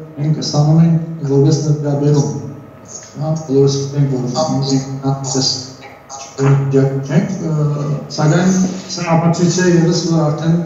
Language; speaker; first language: Armenian; native; Armenian